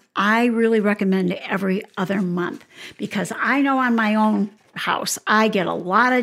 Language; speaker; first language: English; native; English